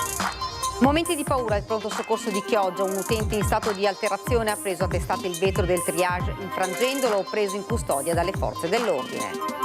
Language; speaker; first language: Italian; native; Italian